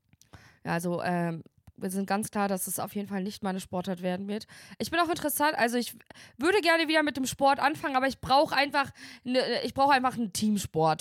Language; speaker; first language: German; native; German